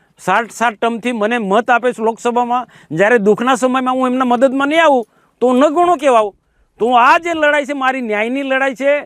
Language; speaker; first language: Gujarati; non-native, local second language; Vasavi